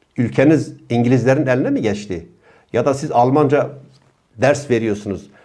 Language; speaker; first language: Turkish; non-native, local second language; Kurdish